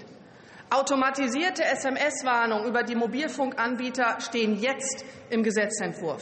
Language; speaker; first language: German; native; German